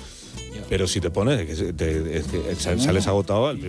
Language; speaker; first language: Spanish; native; Spanish